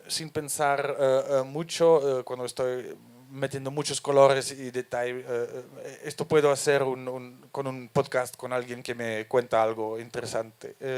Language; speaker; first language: Spanish; non-native, fluent; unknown